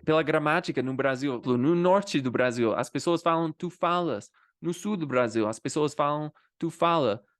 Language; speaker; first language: Portuguese; non-native, fluent; English